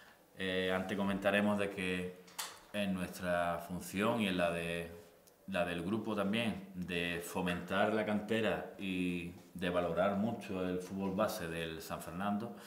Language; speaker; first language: Spanish; native; Spanish